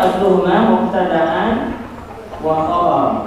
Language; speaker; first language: Arabic; non-native, fluent; Indonesian